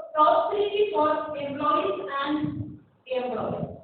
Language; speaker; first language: English; non-native, local second language; Malayalam